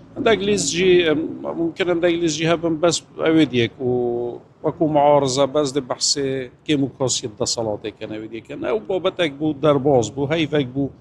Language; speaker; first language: Kurdish; native; Kurdish